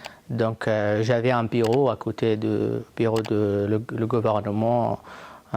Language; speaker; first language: French; non-native, fluent; Arabic